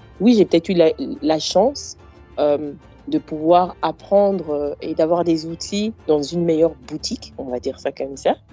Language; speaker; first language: French; native; French